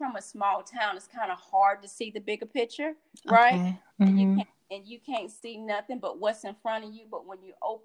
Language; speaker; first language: English; native; English